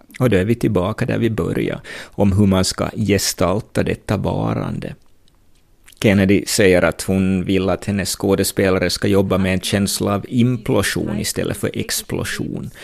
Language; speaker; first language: Swedish; native; Swedish